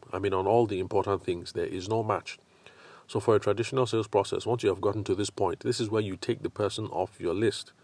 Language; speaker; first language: English; non-native, local second language; Yoruba